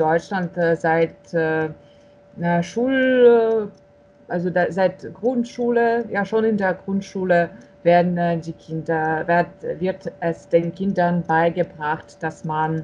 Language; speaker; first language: German; non-native, fluent; Russian